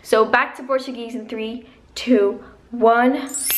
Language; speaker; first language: English; non-native, fluent; Portuguese